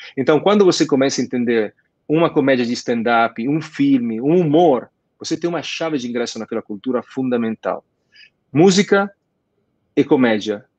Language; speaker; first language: Portuguese; non-native, fluent; Italian